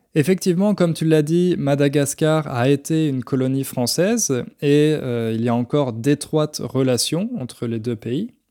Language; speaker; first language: French; native; French